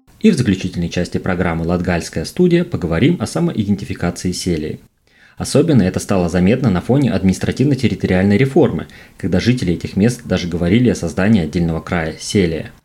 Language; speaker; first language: Russian; native; Russian